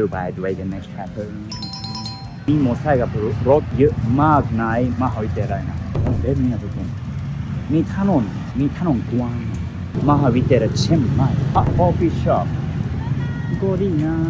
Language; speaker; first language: Thai; non-native, learner; Japanese